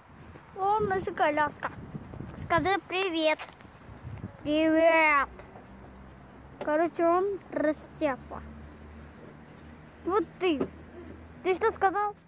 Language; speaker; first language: Russian; early bilingual, other home language; Tajik